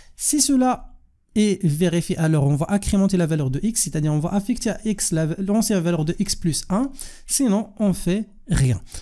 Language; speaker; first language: French; non-native, local second language; Arabic